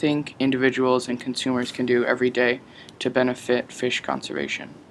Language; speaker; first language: English; native; English